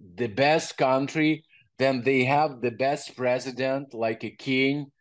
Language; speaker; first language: English; non-native, learner; Ukrainian